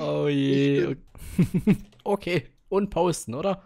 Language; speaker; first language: German; native; German